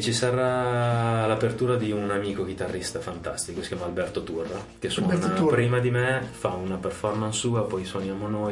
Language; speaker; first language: Italian; native; Italian